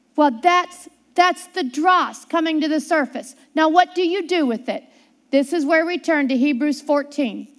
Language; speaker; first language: English; native; English